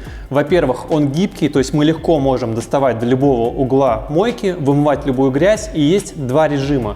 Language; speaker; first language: Russian; native; Russian